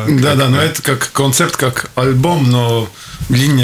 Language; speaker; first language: Russian; non-native, local second language; Latvian